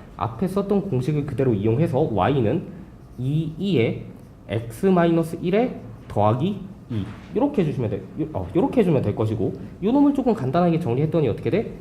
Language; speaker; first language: Korean; native; Korean